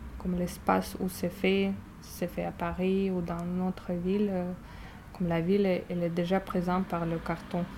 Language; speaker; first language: French; non-native, fluent; Russian